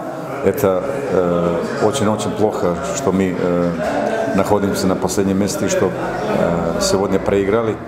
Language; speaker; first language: Russian; non-native, local second language; Uzbek